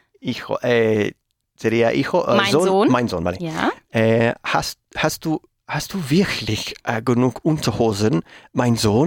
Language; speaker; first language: German; non-native, fluent; Spanish